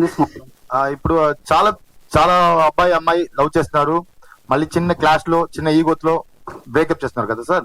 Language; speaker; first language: Telugu; non-native, learner; Tamil